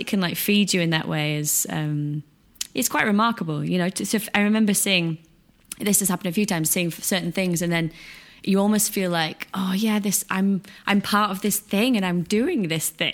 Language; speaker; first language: English; native; English